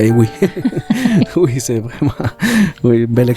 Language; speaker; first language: French; non-native, learner; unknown